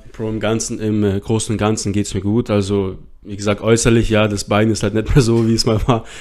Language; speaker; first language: German; early bilingual, other home language; Russian